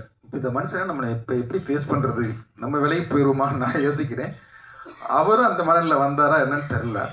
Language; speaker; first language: Tamil; native; Tamil